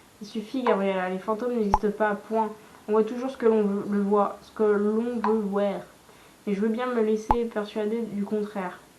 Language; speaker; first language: French; native; French